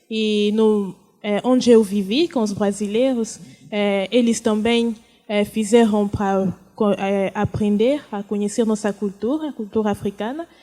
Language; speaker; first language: Portuguese; non-native, fluent; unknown